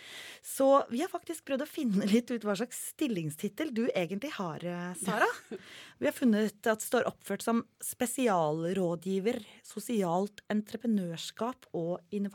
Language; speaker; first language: Norwegian; native; Norwegian